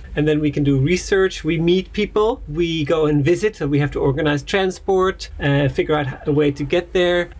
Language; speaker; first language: English; non-native, fluent; Dutch